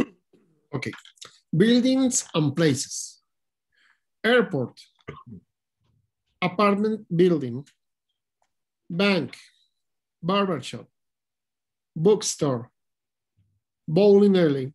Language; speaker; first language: English; non-native, learner; Spanish